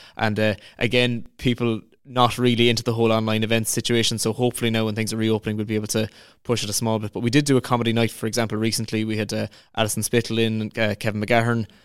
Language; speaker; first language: English; native; English